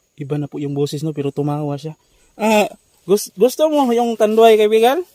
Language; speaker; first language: Filipino; native; Filipino